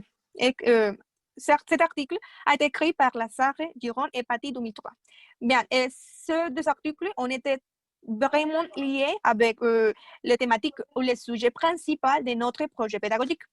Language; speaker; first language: French; non-native, fluent; Spanish